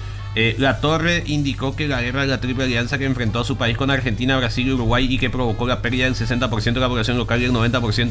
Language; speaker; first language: Spanish; native; Spanish